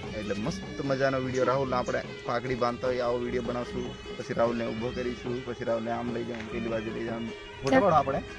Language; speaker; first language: Gujarati; non-native, local second language; Rathawi